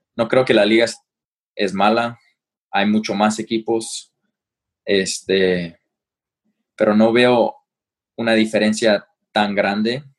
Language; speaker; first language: Spanish; early bilingual, heritage; Spanish